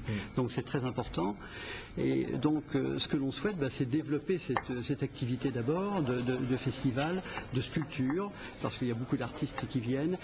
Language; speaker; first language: French; native; French